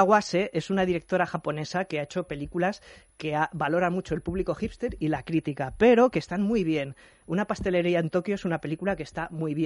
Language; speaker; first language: Spanish; native; Spanish